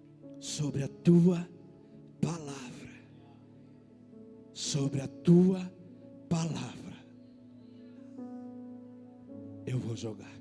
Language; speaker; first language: Portuguese; native; Portuguese